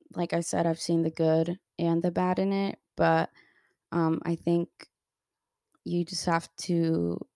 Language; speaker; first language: English; early bilingual, other home language; Spanish